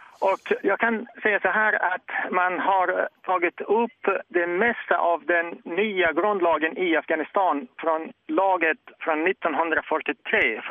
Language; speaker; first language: Swedish; non-native, fluent; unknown